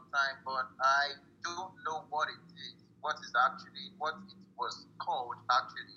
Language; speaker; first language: English; non-native, local second language; Yoruba